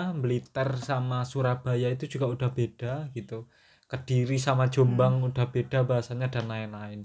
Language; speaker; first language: Indonesian; non-native, local second language; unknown